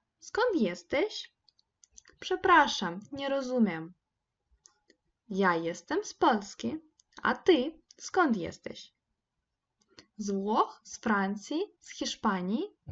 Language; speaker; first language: Polish; non-native, fluent; Ukrainian